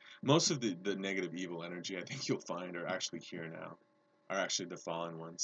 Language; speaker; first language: English; native; English